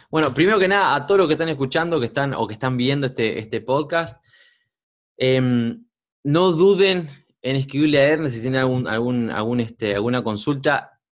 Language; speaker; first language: Spanish; native; Spanish